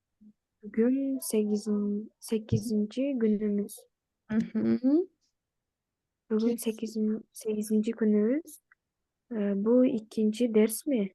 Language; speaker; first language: Turkish; non-native, learner; Kyrgyz